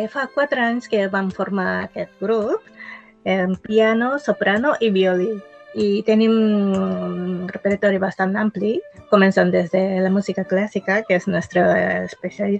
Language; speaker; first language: Catalan; non-native, fluent; Japanese